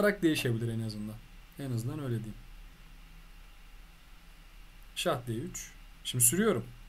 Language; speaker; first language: Turkish; native; Turkish